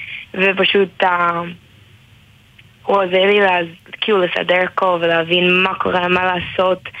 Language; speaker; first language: Hebrew; non-native, learner; English